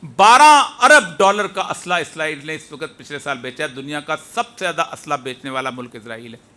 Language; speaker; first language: Urdu; non-native, local second language; Punjabi